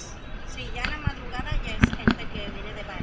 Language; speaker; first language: Spanish; native; Spanish